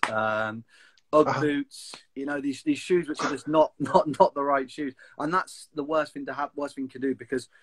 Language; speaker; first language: English; native; English